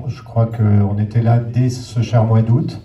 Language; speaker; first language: French; native; French